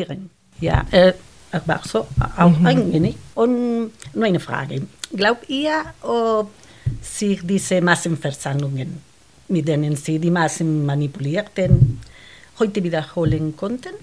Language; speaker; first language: German; non-native, learner; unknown